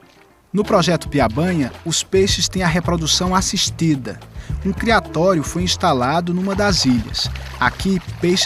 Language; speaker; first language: Portuguese; native; Portuguese